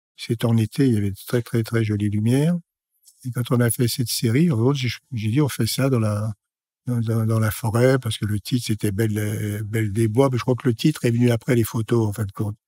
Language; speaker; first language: French; native; French